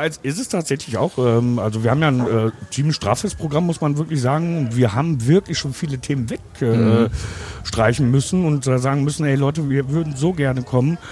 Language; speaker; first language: German; native; German